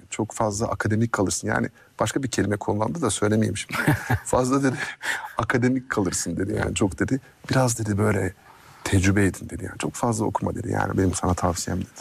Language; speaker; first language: Turkish; early bilingual, heritage; French